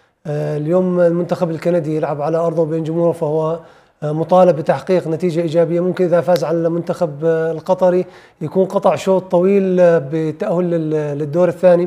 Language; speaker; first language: Arabic; native; Arabic